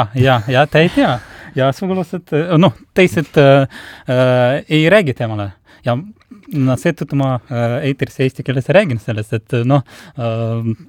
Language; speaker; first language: Estonian; non-native, local second language; Russian